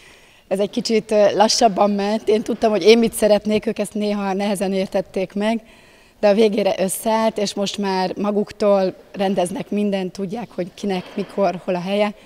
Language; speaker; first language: Hungarian; native; Hungarian